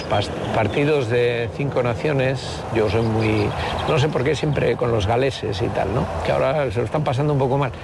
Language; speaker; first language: Spanish; native; Spanish